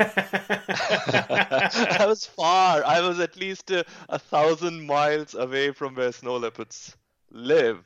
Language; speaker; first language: English; non-native, local second language; Hindi